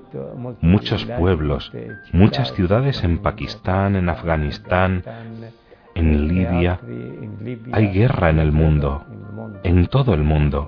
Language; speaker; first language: Spanish; non-native, fluent; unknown